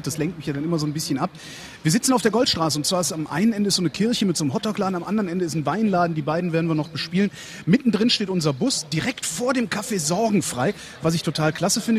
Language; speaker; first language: German; native; German